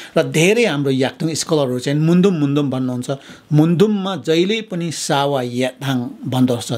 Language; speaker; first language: Nepali; non-native, local second language; Limburgish